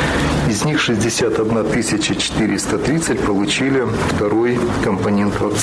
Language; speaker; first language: Russian; native; Russian